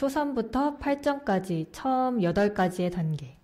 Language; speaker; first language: Korean; native; Korean